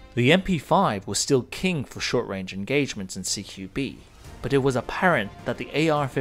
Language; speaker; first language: English; non-native, local second language; Cantonese